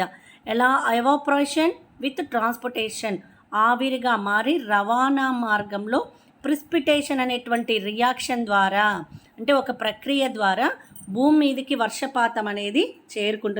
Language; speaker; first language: Telugu; native; Telugu